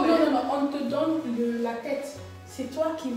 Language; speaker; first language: French; non-native, learner; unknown